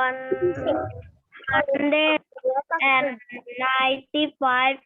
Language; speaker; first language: English; non-native, learner; Thai